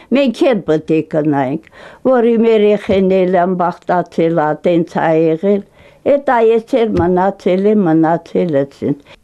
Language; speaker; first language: Armenian; non-native, local second language; Greek